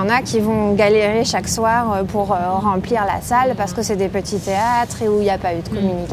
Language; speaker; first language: French; native; French